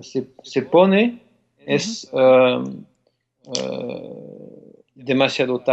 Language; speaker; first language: Spanish; non-native, fluent; French